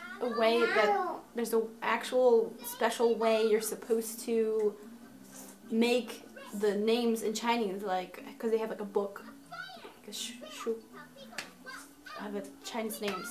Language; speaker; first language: English; native; English